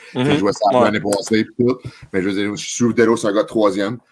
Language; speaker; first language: French; native; French